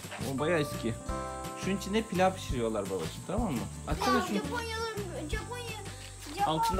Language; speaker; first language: Turkish; native; Turkish